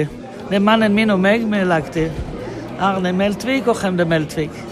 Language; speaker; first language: Norwegian; non-native, fluent; Hebrew